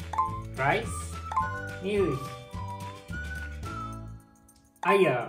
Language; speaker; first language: German; non-native, learner; Japanese